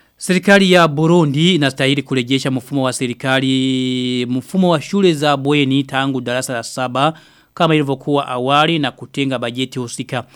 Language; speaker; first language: Swahili; non-native, local second language; Rundi